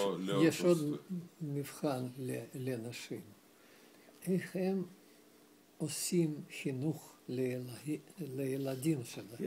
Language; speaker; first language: Hebrew; non-native, learner; Russian